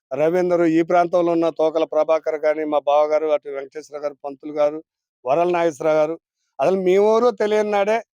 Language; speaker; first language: Telugu; native; Telugu